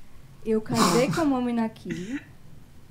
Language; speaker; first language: Portuguese; non-native, fluent; German